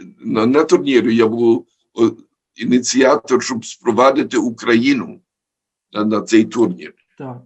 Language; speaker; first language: Ukrainian; early bilingual, heritage; Ukrainian